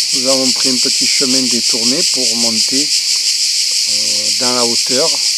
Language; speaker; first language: French; native; French